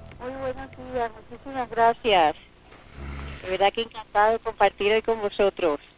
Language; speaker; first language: Spanish; native; Spanish